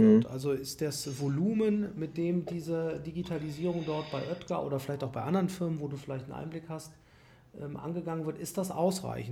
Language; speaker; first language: German; native; German